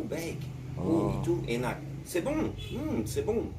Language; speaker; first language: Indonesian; non-native, learner; French